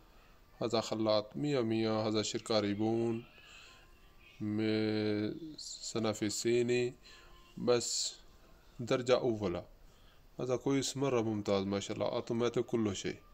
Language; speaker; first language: Arabic; non-native, learner; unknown